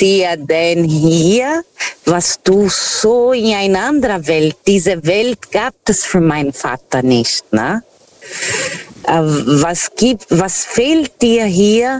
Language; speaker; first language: German; non-native, fluent; Portuguese